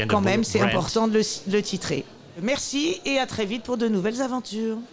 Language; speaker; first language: French; native; French